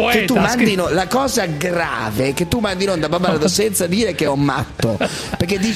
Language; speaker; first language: Italian; native; Italian